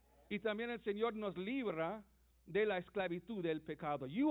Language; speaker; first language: Spanish; non-native, learner; English